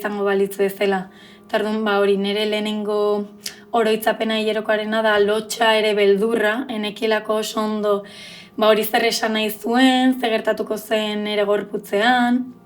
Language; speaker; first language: Basque; native; Basque